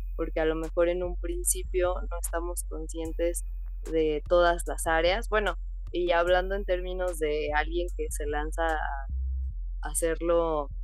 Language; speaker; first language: Spanish; native; Spanish